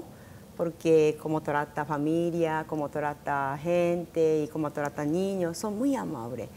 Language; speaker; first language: Spanish; non-native, learner; Japanese